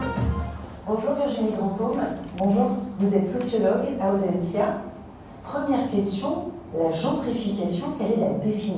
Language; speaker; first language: French; native; French